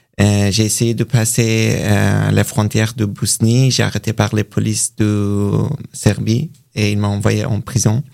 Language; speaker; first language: French; non-native, learner; Persian